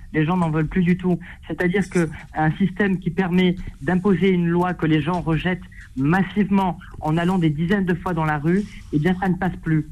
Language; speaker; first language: French; native; French